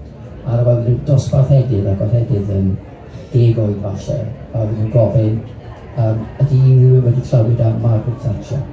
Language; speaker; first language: Welsh; non-native, local second language; English